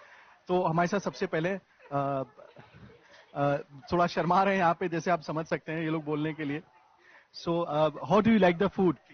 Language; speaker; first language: Hindi; native; Hindi